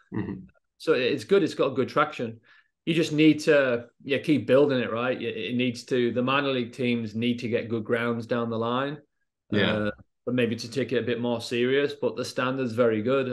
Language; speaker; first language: English; native; English